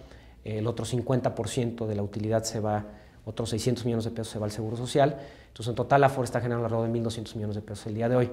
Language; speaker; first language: Spanish; native; Spanish